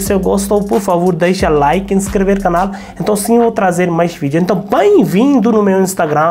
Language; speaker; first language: Portuguese; non-native, learner; Hindi